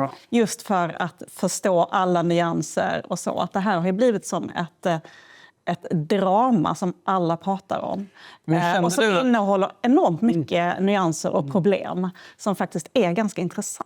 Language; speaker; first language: Swedish; native; Swedish